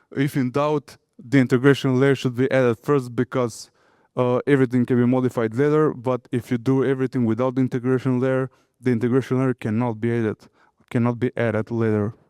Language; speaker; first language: English; non-native, fluent; Macedonian